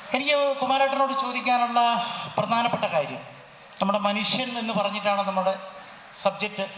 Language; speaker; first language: Malayalam; native; Malayalam